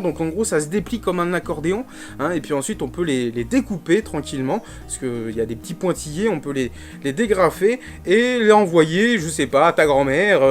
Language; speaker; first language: French; native; French